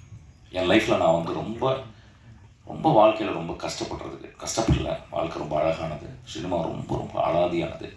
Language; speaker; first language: Tamil; native; Tamil